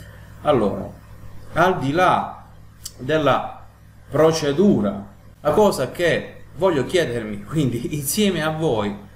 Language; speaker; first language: Italian; native; Italian